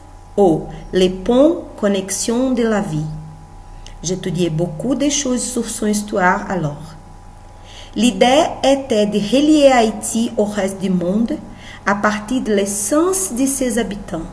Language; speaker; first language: French; non-native, learner; Portuguese